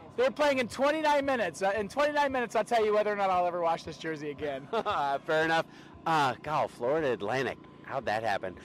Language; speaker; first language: English; native; English